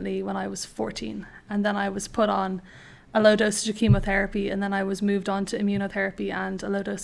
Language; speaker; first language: English; native; English